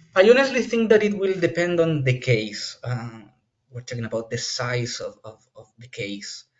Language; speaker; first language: English; non-native, fluent; Spanish